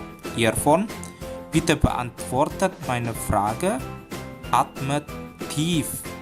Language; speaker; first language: German; non-native, fluent; Indonesian